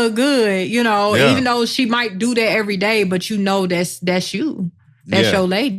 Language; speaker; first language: English; native; English